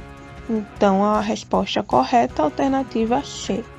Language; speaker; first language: Portuguese; native; Portuguese